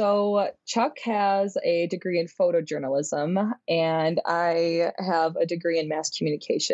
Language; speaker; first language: English; native; English